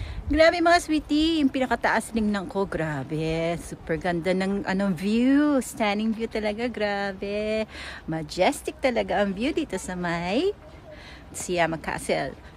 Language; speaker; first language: Japanese; non-native, fluent; Filipino